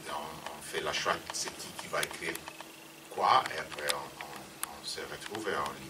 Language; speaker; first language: French; non-native, fluent; Italian